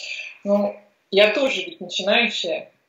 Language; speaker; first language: Russian; native; Russian